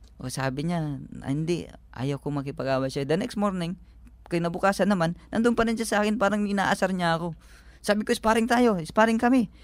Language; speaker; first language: Filipino; native; Filipino